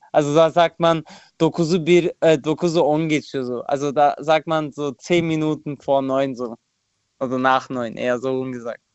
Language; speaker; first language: German; non-native, fluent; Turkish